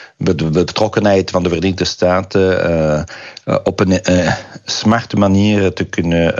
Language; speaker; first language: Dutch; non-native, local second language; French